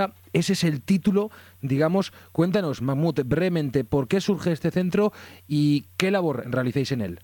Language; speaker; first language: Spanish; native; Spanish